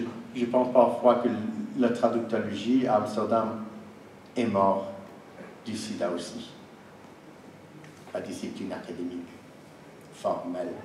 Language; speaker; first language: French; non-native, fluent; English